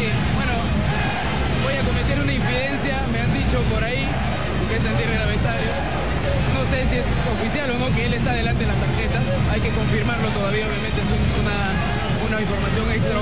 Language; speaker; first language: Spanish; native; Spanish